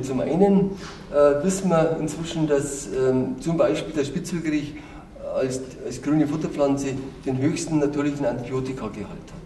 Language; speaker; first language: German; native; German